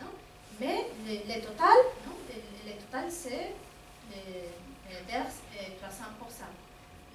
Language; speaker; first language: French; non-native, fluent; Spanish